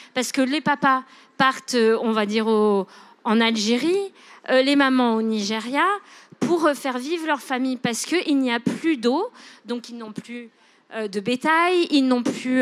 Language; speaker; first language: French; non-native, local second language; English